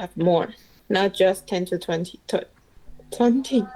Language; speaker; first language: English; non-native, learner; Chinese